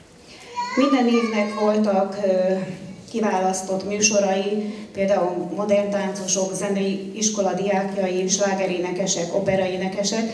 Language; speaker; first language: Hungarian; native; Hungarian